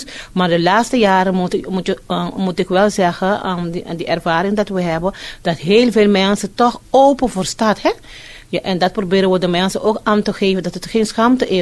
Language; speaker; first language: Dutch; non-native, fluent; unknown